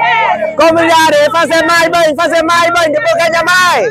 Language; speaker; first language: Portuguese; non-native, learner; Vietnamese